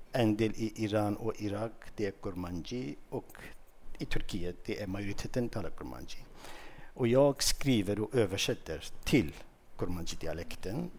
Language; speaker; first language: Swedish; non-native, fluent; Kurdish